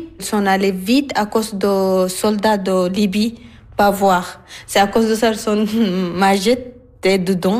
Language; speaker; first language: French; non-native, learner; Arabic